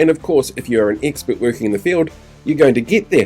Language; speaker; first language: English; native; English